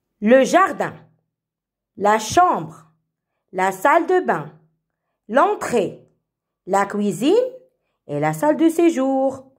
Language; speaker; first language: French; non-native, fluent; Arabic